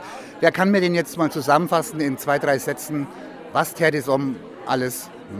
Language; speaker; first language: German; native; German